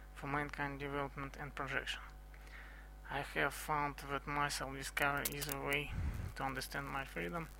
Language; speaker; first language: English; non-native, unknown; Russian